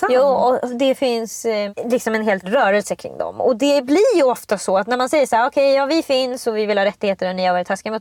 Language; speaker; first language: Swedish; native; Swedish